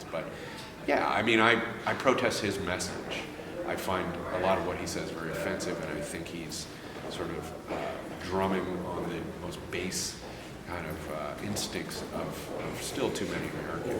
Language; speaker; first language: English; native; English